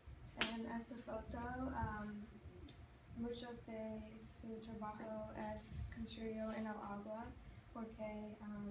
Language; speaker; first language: Spanish; non-native, learner; English